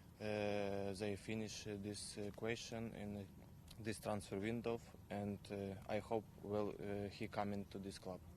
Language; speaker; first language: English; non-native, learner; Ukrainian